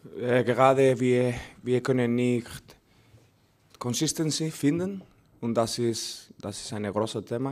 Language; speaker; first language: German; non-native, learner; Spanish